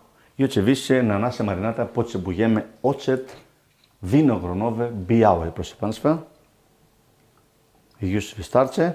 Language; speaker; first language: Polish; non-native, learner; Greek